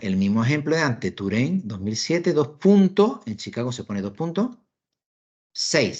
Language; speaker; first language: Spanish; native; Spanish